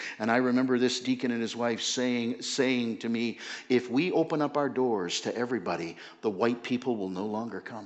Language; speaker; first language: English; native; English